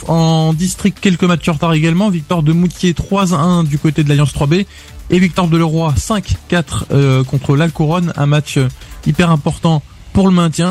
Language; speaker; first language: French; native; French